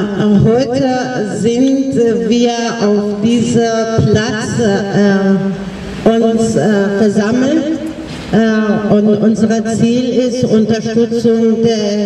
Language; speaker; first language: German; non-native, learner; Persian